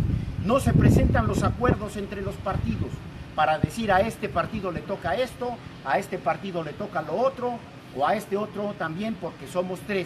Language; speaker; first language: Spanish; native; Spanish